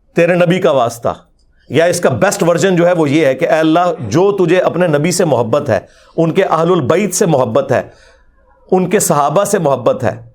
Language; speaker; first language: Urdu; non-native, local second language; Punjabi